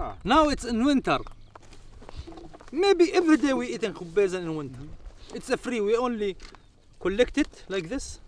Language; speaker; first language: English; non-native, learner; Arabic